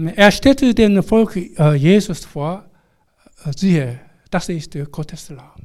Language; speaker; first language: German; non-native, fluent; Korean